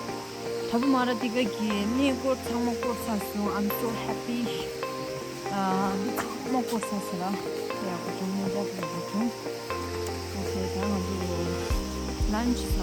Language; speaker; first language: English; non-native, learner; Tibetan